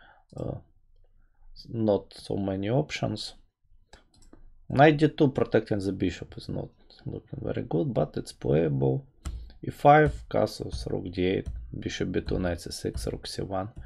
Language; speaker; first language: English; non-native, fluent; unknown